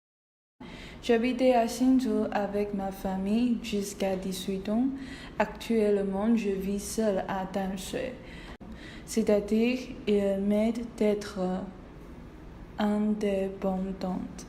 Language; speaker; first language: French; non-native, learner; Chinese